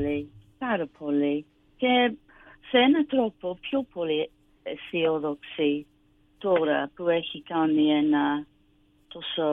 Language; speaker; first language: Greek; non-native, learner; English